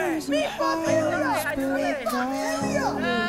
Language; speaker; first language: Spanish; non-native, learner; English